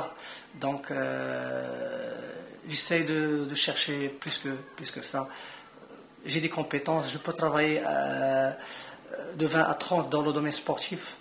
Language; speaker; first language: French; non-native, local second language; Arabic